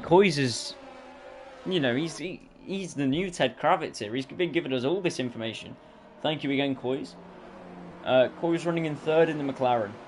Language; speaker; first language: English; native; English